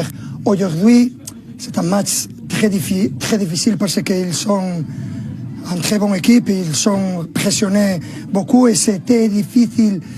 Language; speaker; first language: French; non-native, learner; Spanish